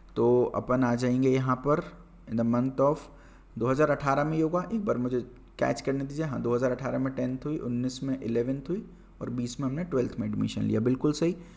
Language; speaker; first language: Hindi; native; Hindi